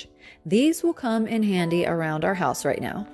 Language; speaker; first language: English; native; English